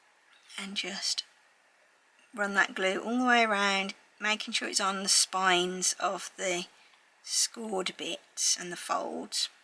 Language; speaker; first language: English; native; English